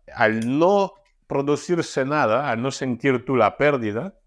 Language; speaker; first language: Spanish; non-native, fluent; Russian